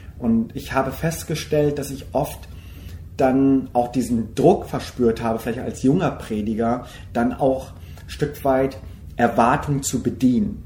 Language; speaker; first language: German; early bilingual, other home language; Korean